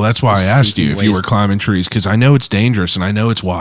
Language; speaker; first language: English; native; English